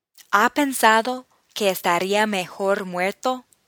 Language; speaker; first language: Spanish; non-native, fluent; English